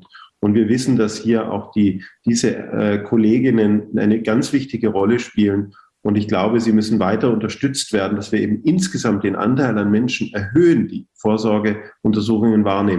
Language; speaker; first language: German; native; German